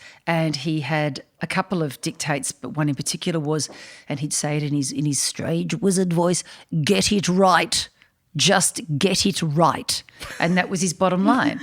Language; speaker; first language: English; native; English